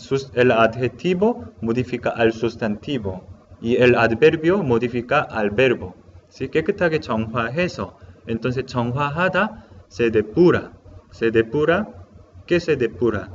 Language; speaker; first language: Spanish; non-native, learner; Korean